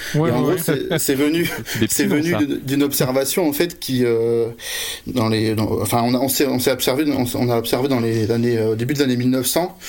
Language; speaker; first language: French; native; French